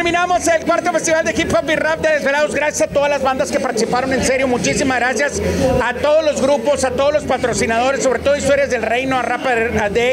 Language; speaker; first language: Spanish; native; Spanish